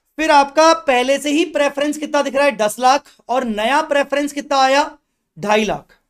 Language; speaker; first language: Hindi; native; Hindi